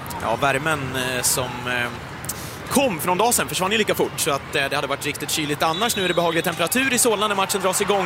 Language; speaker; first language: Swedish; native; Swedish